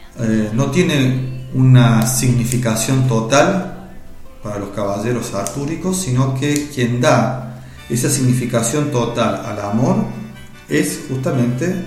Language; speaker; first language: Spanish; native; Spanish